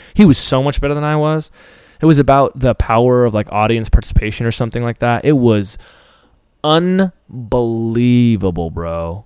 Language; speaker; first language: English; early bilingual, other home language; Persian